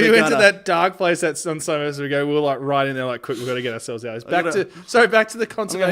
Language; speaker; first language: English; native; English